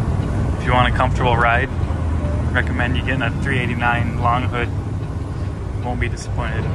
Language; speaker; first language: English; native; English